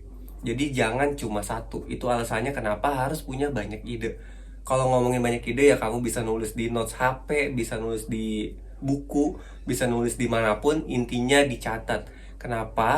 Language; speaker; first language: Indonesian; native; Indonesian